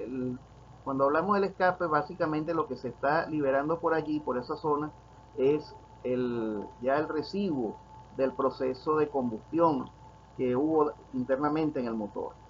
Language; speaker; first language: Spanish; native; Spanish